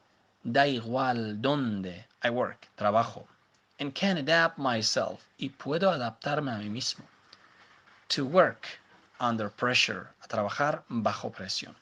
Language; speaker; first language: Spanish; non-native, fluent; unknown